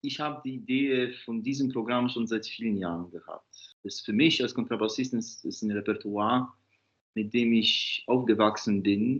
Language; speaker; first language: German; non-native, fluent; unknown